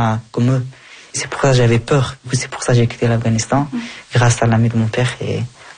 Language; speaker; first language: French; early bilingual, other home language; Persian